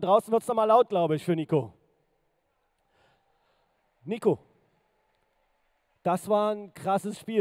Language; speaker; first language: German; native; German